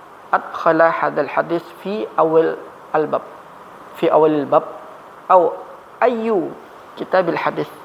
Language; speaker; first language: Arabic; non-native, fluent; Indonesian